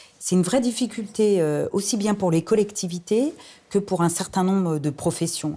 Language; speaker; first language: French; native; French